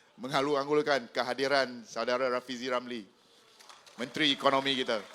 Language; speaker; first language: Malay; non-native, local second language; Chinese